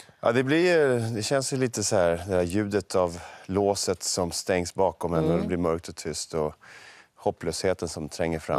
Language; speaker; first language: Swedish; native; Swedish